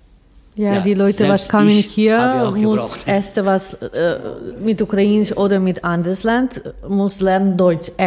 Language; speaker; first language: German; non-native, learner; Ukrainian